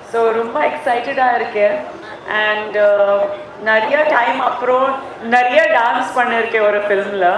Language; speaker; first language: Tamil; non-native, fluent; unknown